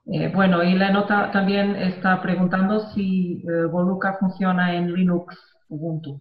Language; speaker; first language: Spanish; non-native, fluent; Portuguese